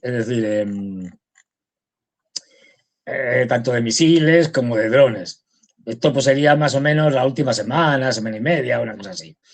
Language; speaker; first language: Spanish; native; Spanish